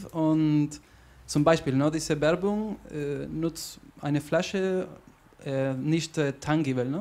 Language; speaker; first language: German; non-native, learner; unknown